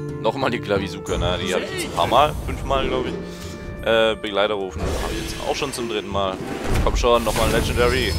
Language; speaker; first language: German; native; German